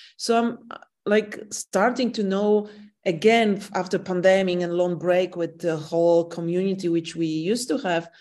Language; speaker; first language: English; non-native, fluent; Polish